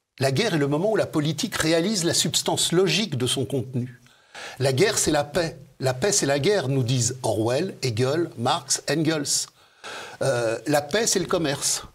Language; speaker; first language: French; native; French